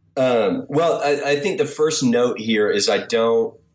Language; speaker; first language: English; native; English